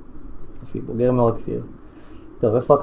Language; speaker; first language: Hebrew; native; Hebrew